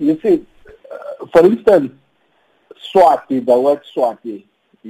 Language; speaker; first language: English; non-native, local second language; Swati